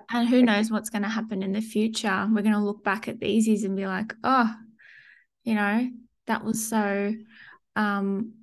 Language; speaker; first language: English; native; English